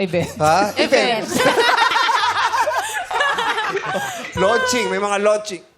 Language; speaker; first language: Filipino; native; Filipino